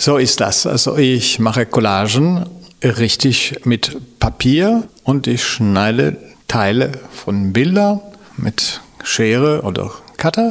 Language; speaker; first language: German; non-native, fluent; French